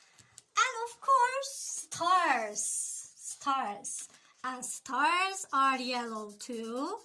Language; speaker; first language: English; non-native, learner; Turkish